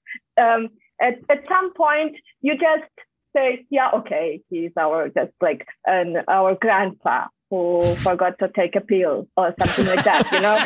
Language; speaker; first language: English; non-native, fluent; Kazakh